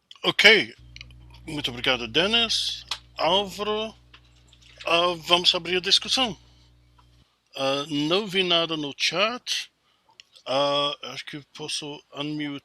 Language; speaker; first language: Portuguese; non-native, fluent; English